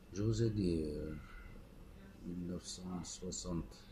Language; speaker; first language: French; non-native, fluent; Armenian